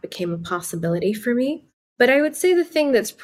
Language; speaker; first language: English; non-native, local second language; Urdu